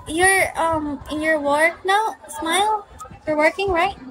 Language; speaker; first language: English; non-native, local second language; Cebuano